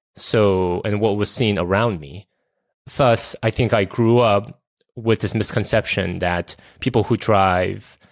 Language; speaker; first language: English; early bilingual, other home language; Korean